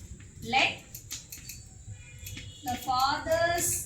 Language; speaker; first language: English; non-native, local second language; Tamil